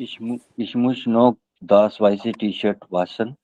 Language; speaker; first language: German; non-native, learner; Hindi